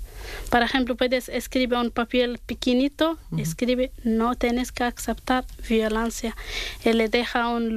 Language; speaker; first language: Spanish; non-native, learner; Arabic